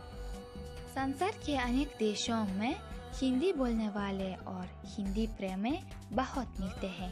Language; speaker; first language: Hindi; non-native, learner; Uzbek